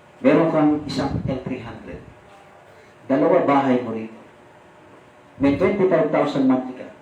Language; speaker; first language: Filipino; non-native, local second language; Pampanga